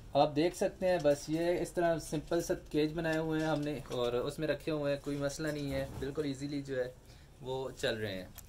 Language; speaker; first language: Urdu; non-native, local second language; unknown